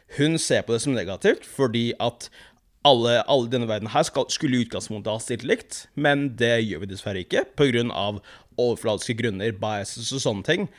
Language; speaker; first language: Norwegian; early bilingual, other home language; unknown